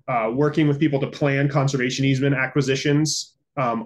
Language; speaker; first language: English; native; English